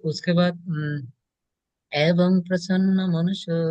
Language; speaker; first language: Hindi; non-native, learner; Bangla